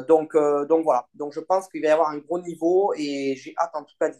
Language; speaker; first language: French; native; French